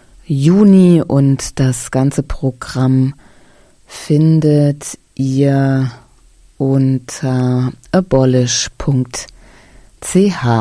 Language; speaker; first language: German; native; German